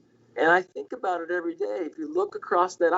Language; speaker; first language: English; native; English